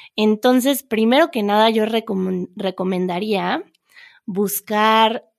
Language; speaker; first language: Spanish; native; Spanish